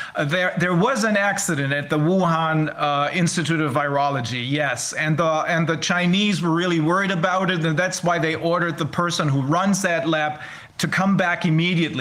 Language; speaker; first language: English; non-native, fluent; German